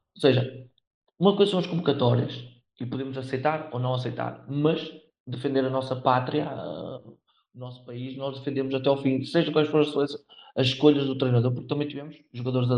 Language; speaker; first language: Portuguese; native; Portuguese